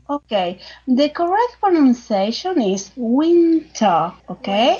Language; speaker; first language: English; non-native, learner; Spanish